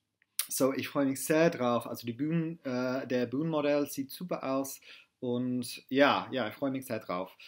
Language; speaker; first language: German; non-native, fluent; English